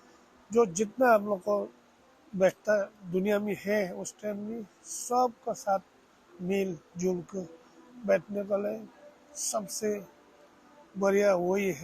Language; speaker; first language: Hindi; non-native, local second language; Tibetan